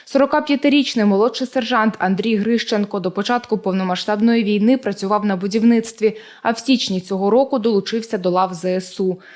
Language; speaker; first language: Ukrainian; native; Ukrainian